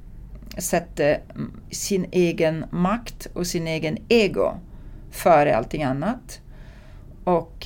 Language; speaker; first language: Swedish; non-native, fluent; Italian